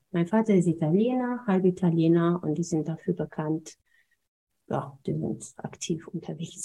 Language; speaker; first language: German; non-native, fluent; Amharic